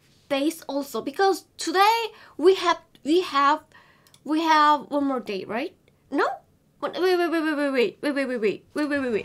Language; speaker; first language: English; non-native, learner; Korean